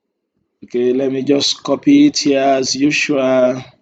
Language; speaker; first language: English; non-native, local second language; Yoruba